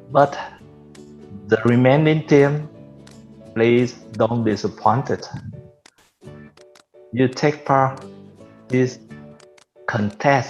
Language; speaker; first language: English; non-native, fluent; Vietnamese